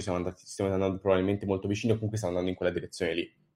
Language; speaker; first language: Italian; native; Italian